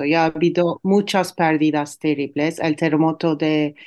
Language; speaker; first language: Spanish; non-native, fluent; Turkish